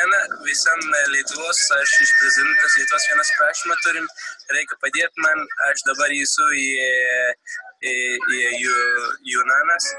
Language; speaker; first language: Lithuanian; non-native, learner; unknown